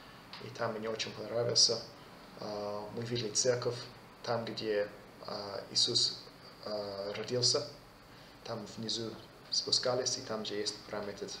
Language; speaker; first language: Russian; non-native, fluent; English